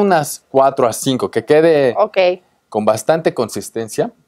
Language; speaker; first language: Spanish; native; Spanish